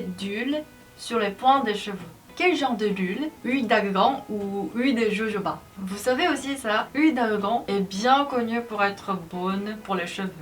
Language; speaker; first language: French; non-native, learner; Korean